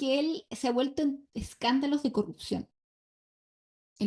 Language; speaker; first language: Spanish; native; Spanish